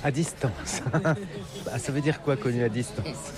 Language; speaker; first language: French; native; French